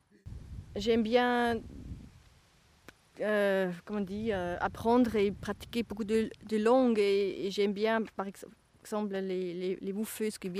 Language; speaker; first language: French; non-native, fluent; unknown